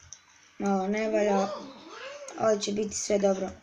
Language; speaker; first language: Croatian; early bilingual, heritage; Serbian